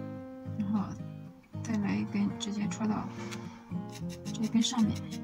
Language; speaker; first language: Chinese; native; Chinese